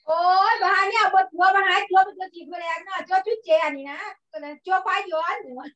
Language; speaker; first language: English; non-native, learner; Thai